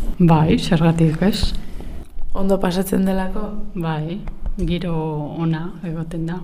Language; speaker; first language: Basque; non-native, local second language; Spanish